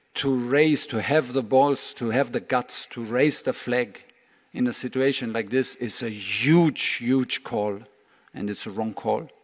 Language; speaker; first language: English; non-native, fluent; German